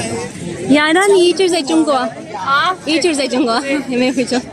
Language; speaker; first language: Chinese; non-native, learner; Urdu